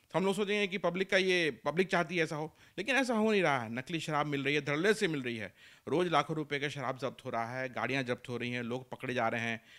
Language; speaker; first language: Hindi; native; Hindi